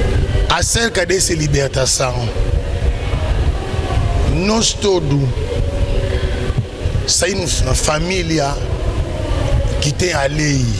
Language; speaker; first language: Portuguese; non-native, learner; Lingala